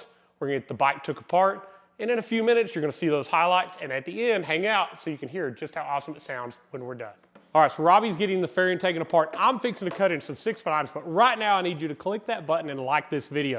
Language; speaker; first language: English; native; English